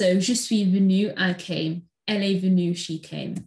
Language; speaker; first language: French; non-native, fluent; English